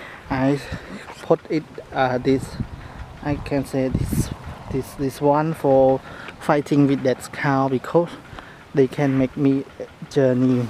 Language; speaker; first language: English; non-native, learner; Khmer